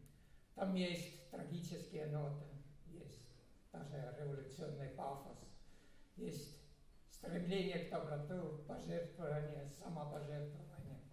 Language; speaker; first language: Russian; non-native, fluent; Estonian